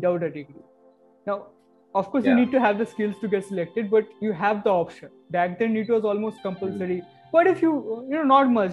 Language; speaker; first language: English; non-native, local second language; Bangla